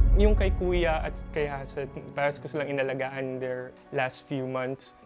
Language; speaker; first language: Filipino; native; Filipino